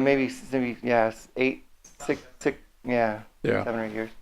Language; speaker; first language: English; native; English